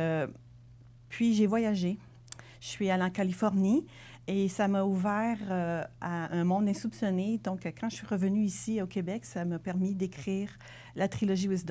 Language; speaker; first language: French; native; French